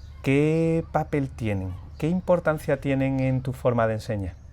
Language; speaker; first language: Spanish; native; Spanish